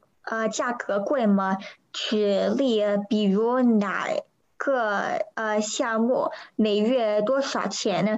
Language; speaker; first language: Chinese; early bilingual, heritage; Chinese